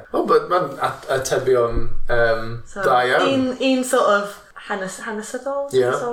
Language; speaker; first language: Welsh; non-native, local second language; English